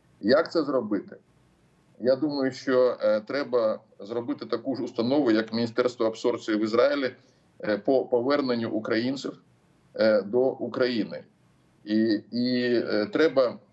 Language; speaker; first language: Ukrainian; non-native, local second language; Russian